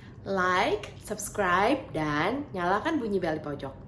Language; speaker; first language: Indonesian; native; Indonesian